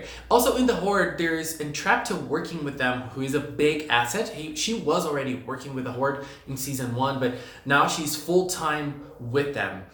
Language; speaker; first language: English; non-native, fluent; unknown